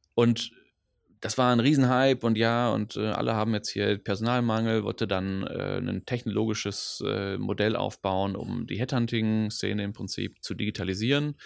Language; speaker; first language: German; non-native, local second language; Dutch